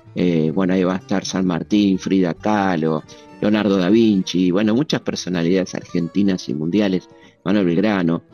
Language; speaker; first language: Spanish; native; Spanish